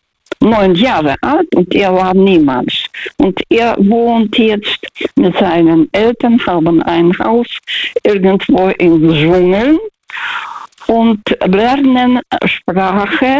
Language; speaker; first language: German; early bilingual, heritage; Russian